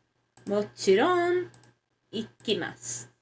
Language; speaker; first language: Japanese; non-native, learner; English